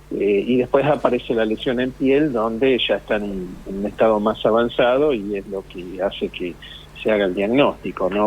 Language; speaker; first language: Spanish; native; Spanish